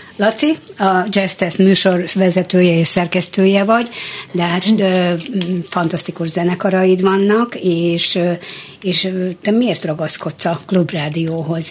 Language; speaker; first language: Hungarian; native; Hungarian